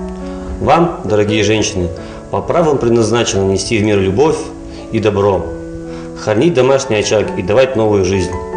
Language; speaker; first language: Russian; native; Russian